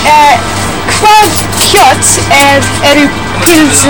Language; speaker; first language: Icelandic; non-native, learner; Japanese